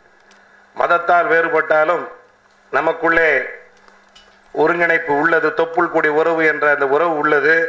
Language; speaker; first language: Tamil; native; Tamil